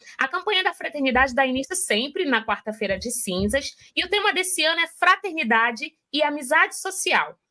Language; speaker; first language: Portuguese; native; Portuguese